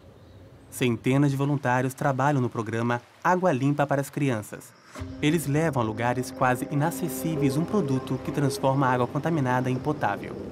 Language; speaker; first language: Portuguese; native; Portuguese